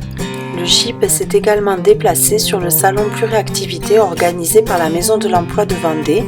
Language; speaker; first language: French; native; French